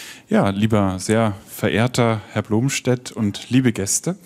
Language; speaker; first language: German; native; German